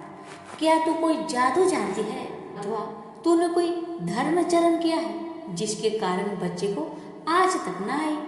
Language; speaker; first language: Hindi; native; Hindi